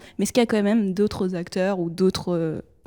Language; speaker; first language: French; native; French